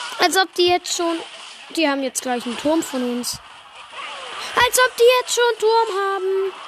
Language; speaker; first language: German; native; German